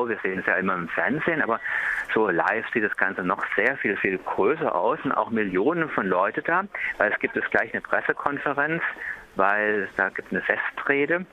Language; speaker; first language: German; native; German